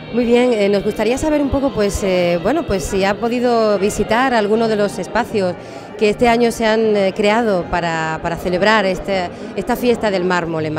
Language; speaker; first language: Spanish; native; Spanish